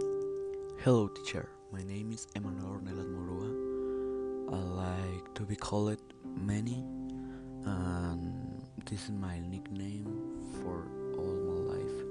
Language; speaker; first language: English; non-native, learner; Spanish